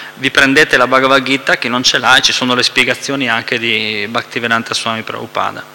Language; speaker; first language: Italian; native; Italian